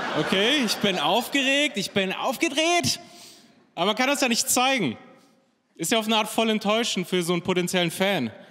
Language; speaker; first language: German; early bilingual, other home language; Persian